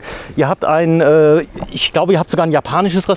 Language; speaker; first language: German; native; German